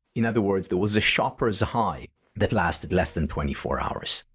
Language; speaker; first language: English; non-native, fluent; Hebrew